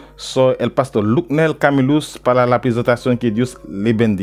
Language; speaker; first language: Spanish; non-native, learner; Haitian Creole